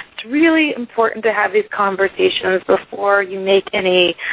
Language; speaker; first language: English; early bilingual, other home language; Icelandic